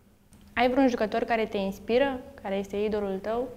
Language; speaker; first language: Romanian; native; Romanian